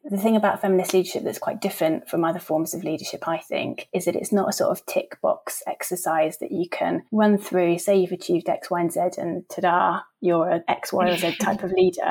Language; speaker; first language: English; native; English